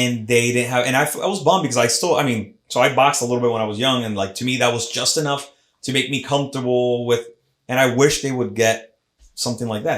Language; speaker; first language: English; native; English